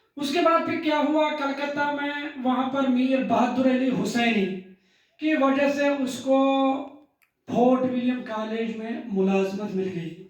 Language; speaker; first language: Urdu; non-native, local second language; Kashmiri